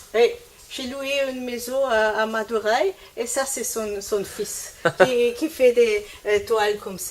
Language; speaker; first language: French; non-native, learner; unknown